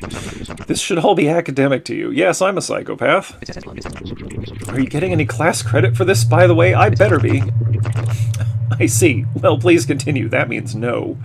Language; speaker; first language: English; native; English